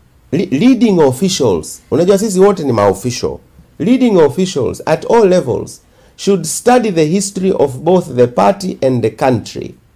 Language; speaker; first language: English; non-native, local second language; Swahili